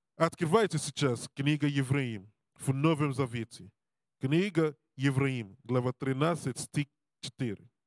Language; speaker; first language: Russian; non-native, learner; English